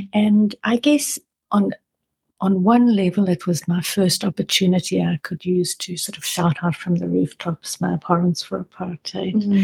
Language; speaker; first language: English; native; English